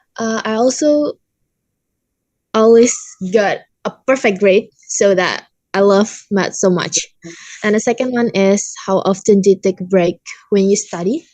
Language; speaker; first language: English; non-native, learner; Indonesian